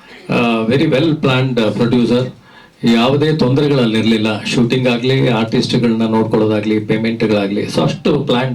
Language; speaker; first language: Kannada; native; Kannada